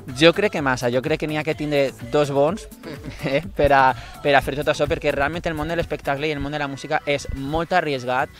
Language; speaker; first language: Catalan; native; Catalan